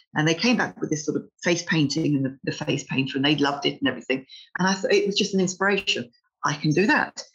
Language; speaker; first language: English; native; English